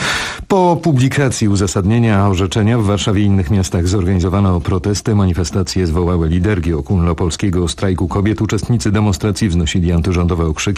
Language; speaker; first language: Polish; native; Polish